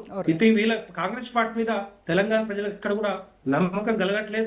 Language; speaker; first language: Telugu; native; Telugu